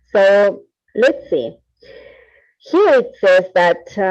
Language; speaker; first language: English; non-native, fluent; Spanish